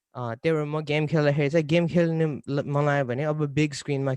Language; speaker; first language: Nepali; early bilingual, other home language; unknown